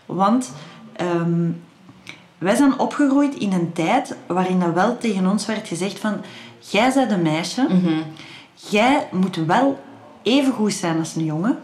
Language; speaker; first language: Dutch; native; Dutch